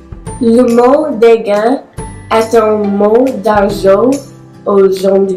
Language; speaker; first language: French; non-native, learner; English